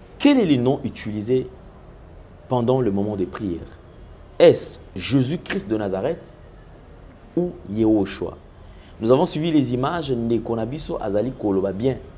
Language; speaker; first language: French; non-native, local second language; Lingala